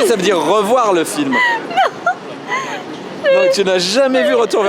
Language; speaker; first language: French; native; French